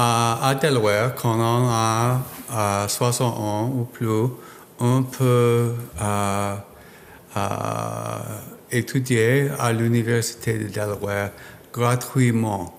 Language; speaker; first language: French; non-native, learner; English